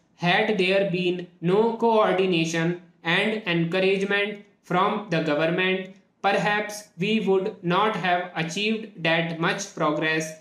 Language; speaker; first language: English; non-native, local second language; Hindi